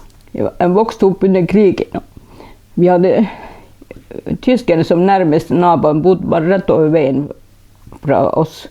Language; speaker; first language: Norwegian; non-native, local second language; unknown